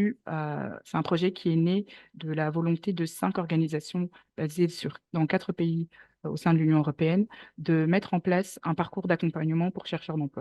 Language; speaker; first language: French; native; French